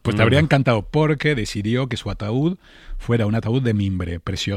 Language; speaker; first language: Spanish; native; Spanish